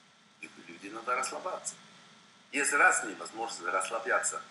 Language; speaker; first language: Russian; non-native, fluent; Swedish